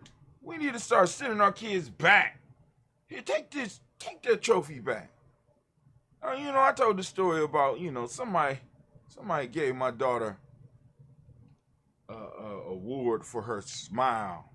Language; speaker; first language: English; native; English